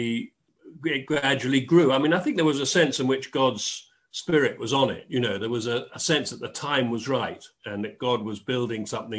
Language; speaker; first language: English; native; English